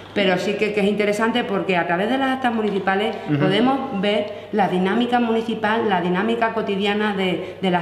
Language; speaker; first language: Spanish; native; Spanish